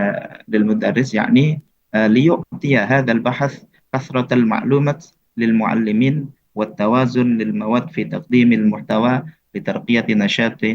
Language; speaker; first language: Arabic; non-native, fluent; Indonesian